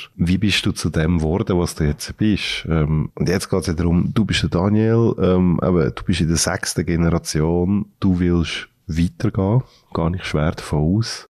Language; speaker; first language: German; native; German